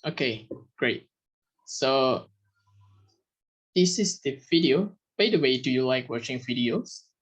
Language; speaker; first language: English; non-native, fluent; Indonesian